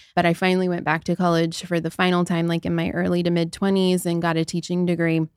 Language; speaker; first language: English; native; English